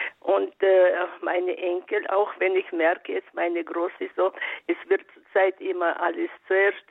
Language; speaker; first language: German; non-native, learner; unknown